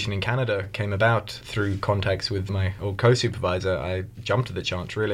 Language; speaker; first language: English; native; English